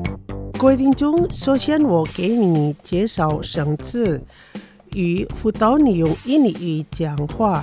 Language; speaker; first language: Chinese; non-native, fluent; Indonesian